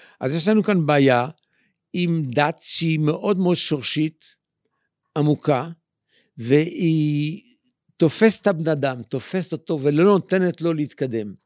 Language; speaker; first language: Hebrew; native; Hebrew